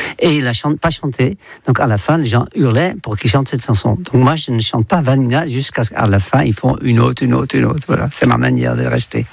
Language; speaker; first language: French; non-native, fluent; Dutch